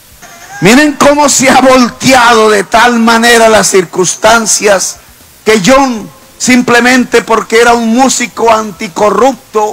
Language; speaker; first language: Spanish; native; Spanish